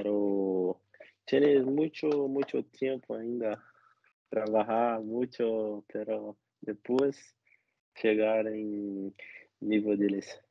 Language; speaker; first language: Spanish; non-native, learner; Portuguese